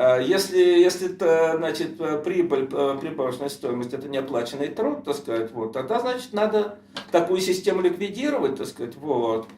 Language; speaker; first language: Russian; native; Russian